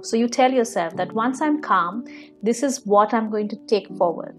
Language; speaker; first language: English; non-native, local second language; Bangla